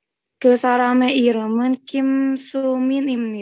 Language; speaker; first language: Korean; non-native, learner; Indonesian